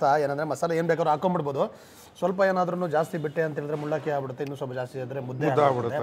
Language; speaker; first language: Kannada; native; Kannada